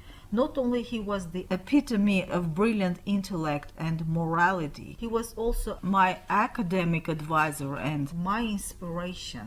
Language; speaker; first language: English; non-native, fluent; Armenian